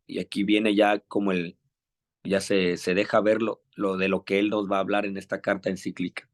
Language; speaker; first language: Spanish; native; Spanish